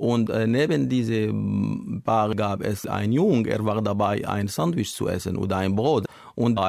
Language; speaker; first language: German; non-native, learner; Arabic